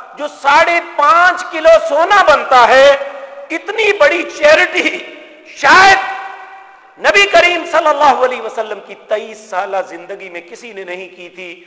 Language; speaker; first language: Urdu; non-native, local second language; Punjabi